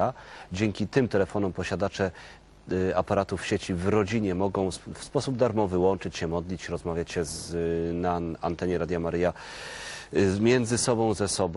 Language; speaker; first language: Polish; native; Polish